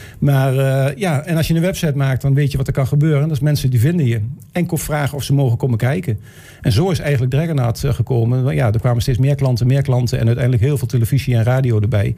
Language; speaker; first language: Dutch; native; Dutch